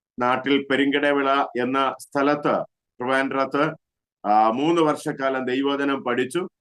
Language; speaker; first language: Malayalam; native; Malayalam